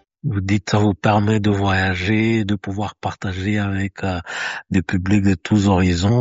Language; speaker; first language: French; native; French